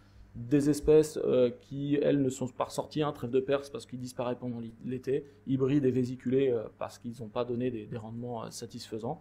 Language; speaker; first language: French; native; French